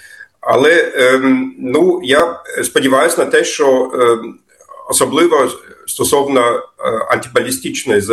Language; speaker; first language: Ukrainian; non-native, fluent; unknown